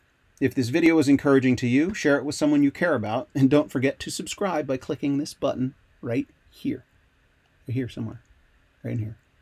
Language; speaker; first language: English; native; English